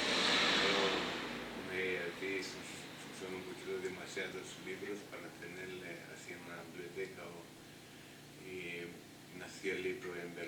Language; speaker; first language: Spanish; non-native, fluent; Italian